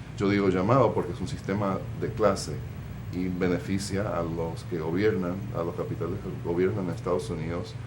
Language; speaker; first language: Spanish; early bilingual, heritage; Spanish